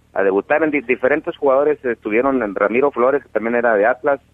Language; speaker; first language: Spanish; native; Spanish